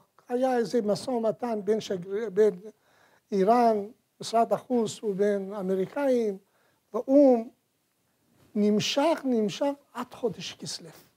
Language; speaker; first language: Hebrew; non-native, fluent; Persian